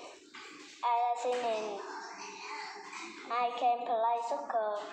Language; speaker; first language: English; non-native, learner; Vietnamese